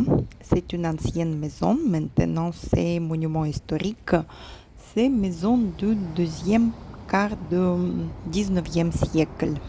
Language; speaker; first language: French; non-native, fluent; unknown